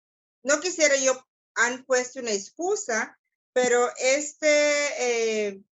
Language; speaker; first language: Spanish; non-native, local second language; English